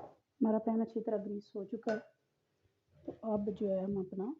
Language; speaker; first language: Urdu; non-native, local second language; Pahari-Potwari